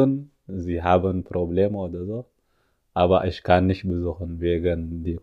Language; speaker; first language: German; non-native, learner; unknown